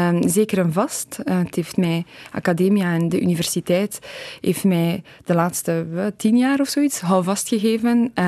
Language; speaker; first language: Dutch; early bilingual, other home language; Polish